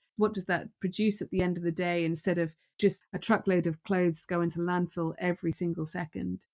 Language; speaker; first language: English; native; English